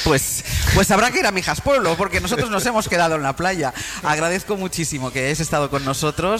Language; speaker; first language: Spanish; native; Spanish